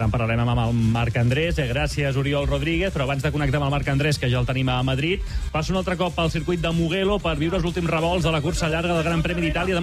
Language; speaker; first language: Catalan; native; Catalan